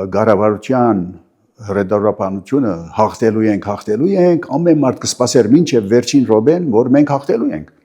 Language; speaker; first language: Armenian; early bilingual, heritage; Armenian